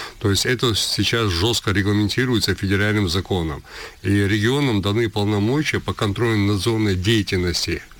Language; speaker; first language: Russian; non-native, local second language; Chechen